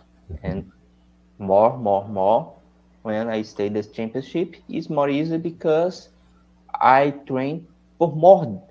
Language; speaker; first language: English; non-native, learner; Portuguese